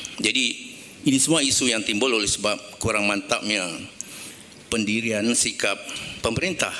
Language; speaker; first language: Malay; native; Malay